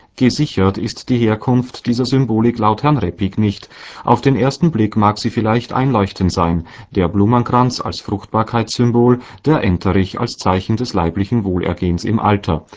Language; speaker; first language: German; native; German